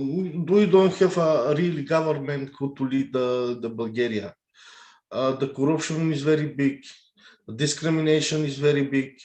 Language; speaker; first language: English; non-native, learner; Bulgarian